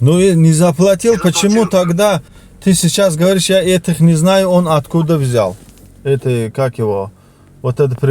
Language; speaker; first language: Russian; non-native, local second language; Tajik